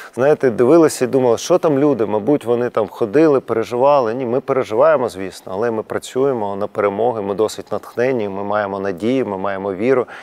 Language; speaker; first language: Ukrainian; native; Ukrainian